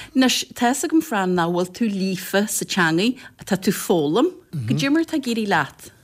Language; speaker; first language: Irish; native; Irish